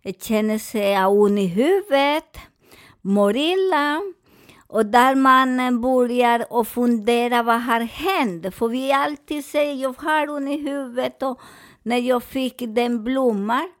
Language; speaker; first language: Swedish; non-native, fluent; Spanish